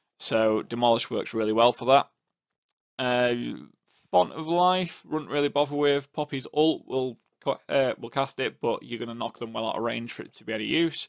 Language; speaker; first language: English; native; English